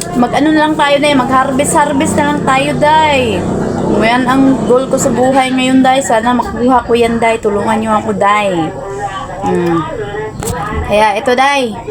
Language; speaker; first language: Filipino; non-native, local second language; Cebuano